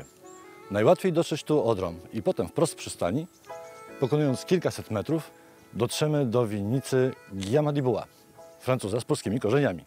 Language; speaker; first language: Polish; native; Polish